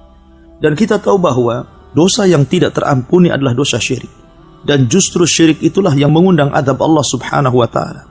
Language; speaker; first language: Indonesian; native; Indonesian